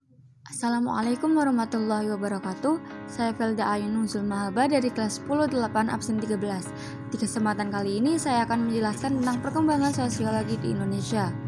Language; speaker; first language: Indonesian; native; Indonesian